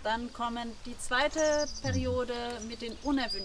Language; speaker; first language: German; native; German